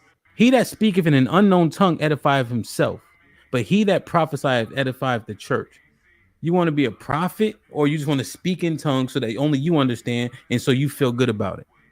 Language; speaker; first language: English; native; English